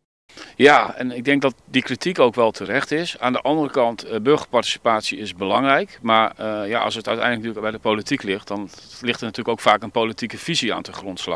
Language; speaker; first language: Dutch; native; Dutch